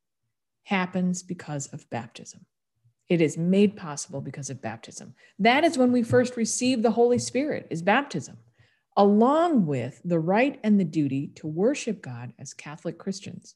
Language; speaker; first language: English; native; English